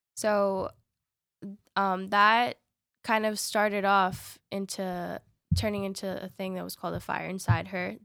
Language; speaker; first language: English; early bilingual, other home language; Spanish